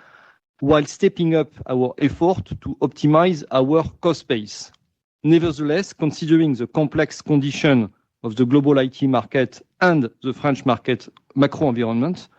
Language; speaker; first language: English; non-native, fluent; French